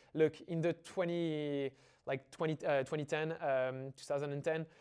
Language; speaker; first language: English; non-native, fluent; French